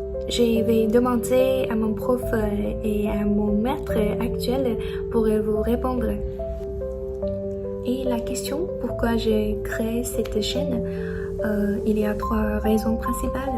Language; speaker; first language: French; non-native, learner; Chinese